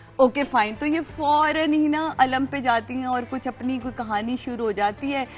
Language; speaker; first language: Urdu; native; Urdu